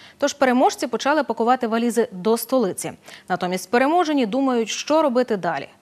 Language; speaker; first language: Ukrainian; native; Ukrainian